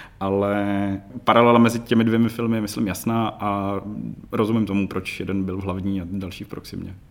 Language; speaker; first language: Czech; native; Czech